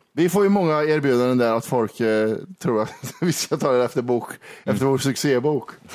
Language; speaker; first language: Swedish; native; Swedish